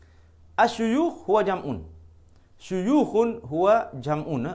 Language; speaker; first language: Arabic; non-native, fluent; Malay